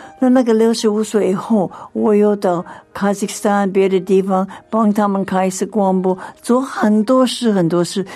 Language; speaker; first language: Chinese; non-native, fluent; English